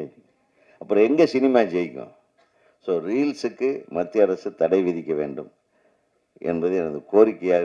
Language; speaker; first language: Tamil; native; Tamil